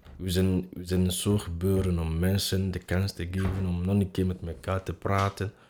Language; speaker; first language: Dutch; non-native, fluent; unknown